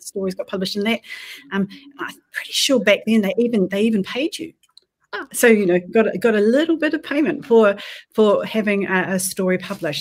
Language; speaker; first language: English; native; English